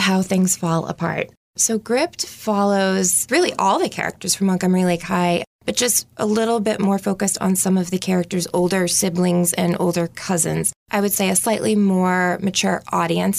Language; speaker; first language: English; native; English